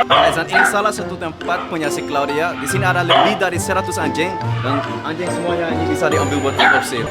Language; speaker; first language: Indonesian; non-native, fluent; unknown